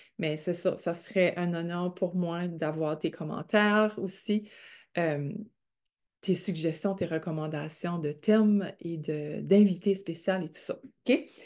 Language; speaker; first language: French; native; French